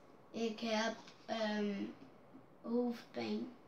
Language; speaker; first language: Dutch; non-native, learner; Papiamento